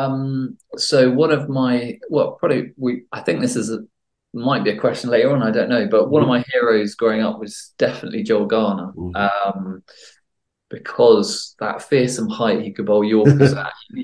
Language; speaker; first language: English; native; English